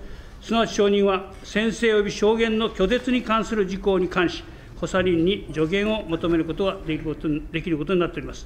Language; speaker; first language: Japanese; native; Japanese